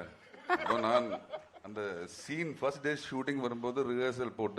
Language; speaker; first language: Tamil; non-native, learner; Malayalam